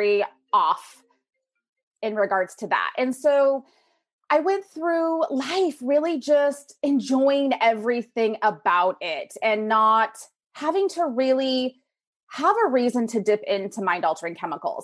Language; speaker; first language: English; native; English